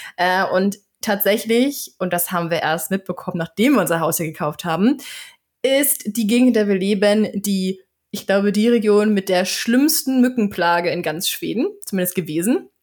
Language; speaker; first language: German; native; German